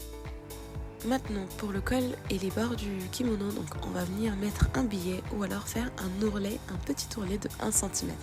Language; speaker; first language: French; native; French